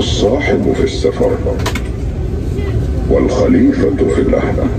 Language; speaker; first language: Arabic; non-native, learner; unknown